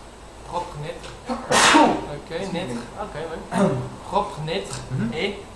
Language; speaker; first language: French; non-native, learner; English